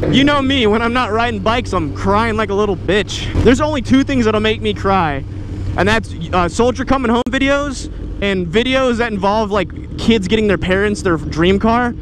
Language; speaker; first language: English; native; English